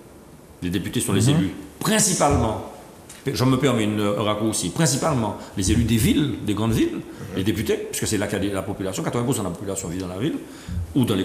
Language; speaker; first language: French; native; French